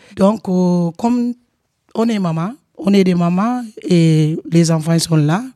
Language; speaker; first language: French; non-native, local second language; Wolof